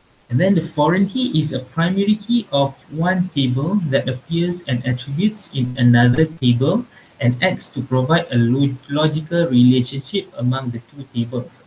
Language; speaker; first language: English; non-native, local second language; Malay